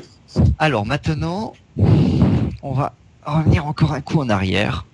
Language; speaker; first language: French; native; French